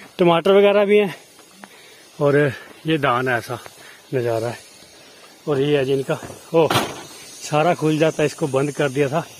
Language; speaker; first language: Hindi; native; Hindi